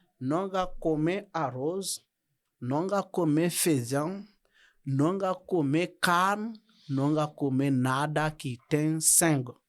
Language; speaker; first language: Portuguese; non-native, learner; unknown